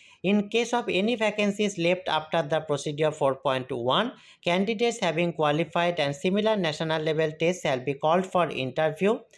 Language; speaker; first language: English; non-native, local second language; Bangla